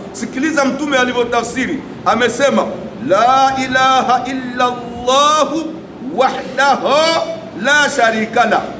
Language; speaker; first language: Swahili; native; Swahili